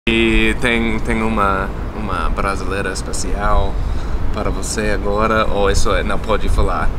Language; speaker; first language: Portuguese; non-native, fluent; English